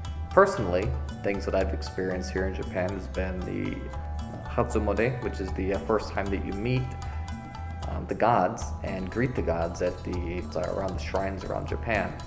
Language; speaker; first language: English; native; English